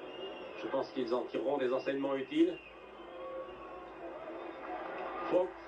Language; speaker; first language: French; native; French